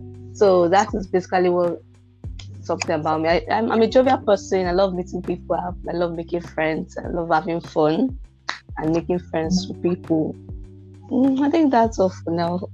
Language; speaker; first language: English; non-native, local second language; Igbo